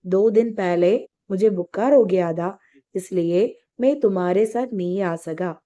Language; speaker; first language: Hindi; non-native, local second language; Malayalam